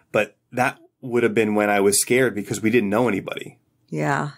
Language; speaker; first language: English; native; English